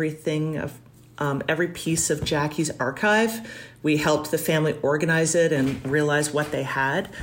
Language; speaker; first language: English; native; English